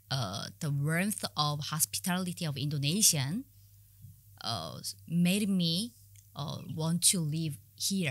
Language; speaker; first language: English; non-native, learner; Korean